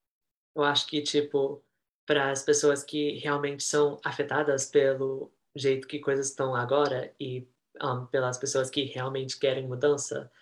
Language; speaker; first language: Portuguese; early bilingual, heritage; Portuguese